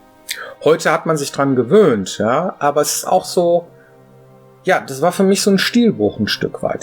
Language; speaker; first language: German; native; German